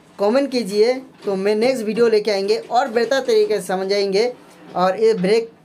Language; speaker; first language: Hindi; non-native, local second language; Bangla